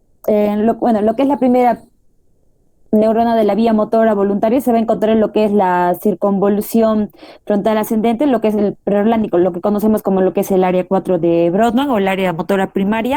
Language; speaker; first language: Spanish; native; Spanish